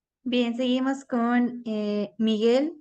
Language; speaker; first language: Spanish; native; Spanish